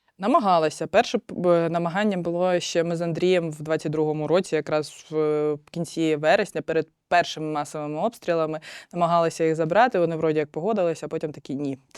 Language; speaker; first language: Ukrainian; non-native, local second language; Russian